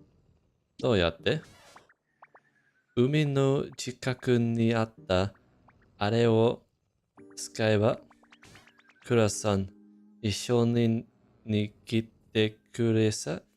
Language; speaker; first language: Japanese; non-native, fluent; English